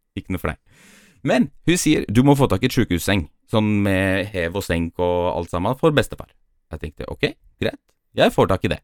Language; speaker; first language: Norwegian; early bilingual, other home language; Polish